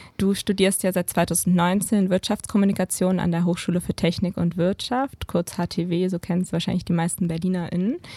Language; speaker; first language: German; native; German